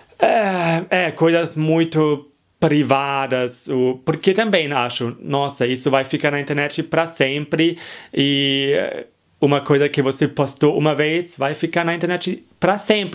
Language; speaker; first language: Portuguese; non-native, fluent; German